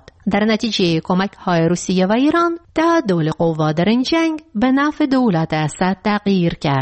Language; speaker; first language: Persian; native; Persian